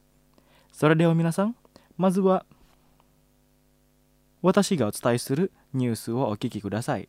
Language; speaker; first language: Japanese; non-native, fluent; Indonesian